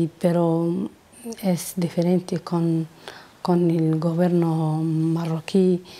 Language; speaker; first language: Spanish; non-native, learner; Arabic